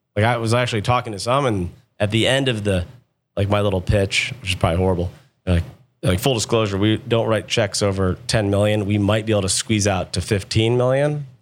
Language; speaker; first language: English; native; English